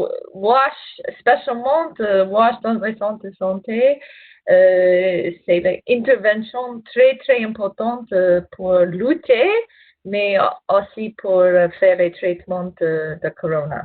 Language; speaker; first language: French; non-native, learner; English